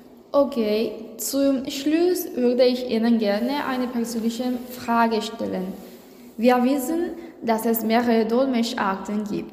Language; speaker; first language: German; non-native, fluent; Spanish